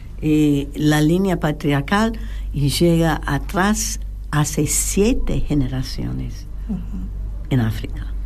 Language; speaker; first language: Spanish; non-native, fluent; English